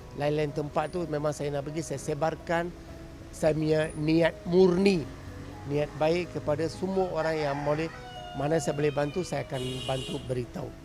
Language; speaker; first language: Malay; non-native, local second language; Tamil